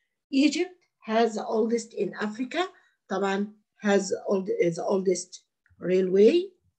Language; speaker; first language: English; non-native, fluent; Arabic